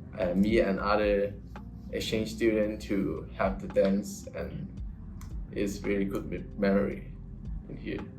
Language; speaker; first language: English; non-native, local second language; Cantonese